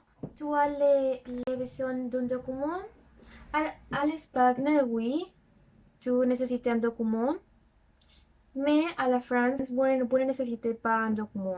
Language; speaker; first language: French; non-native, learner; Spanish